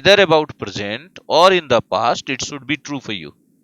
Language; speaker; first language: English; non-native, fluent; Hindi